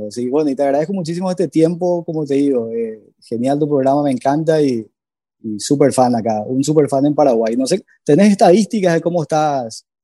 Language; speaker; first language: Spanish; native; Spanish